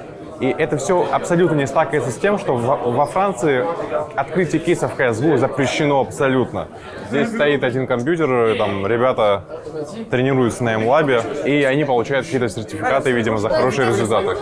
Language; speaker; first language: Russian; native; Russian